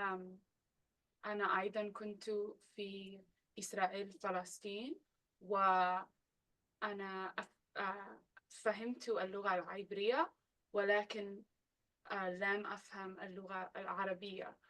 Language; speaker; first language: Arabic; non-native, learner; English